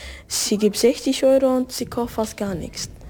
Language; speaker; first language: German; early bilingual, other home language; Turkish